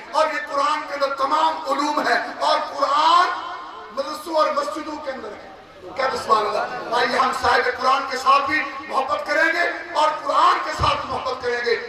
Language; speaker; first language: Urdu; non-native, local second language; Saraiki